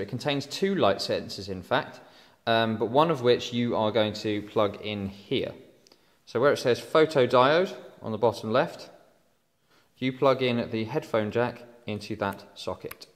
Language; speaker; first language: English; native; English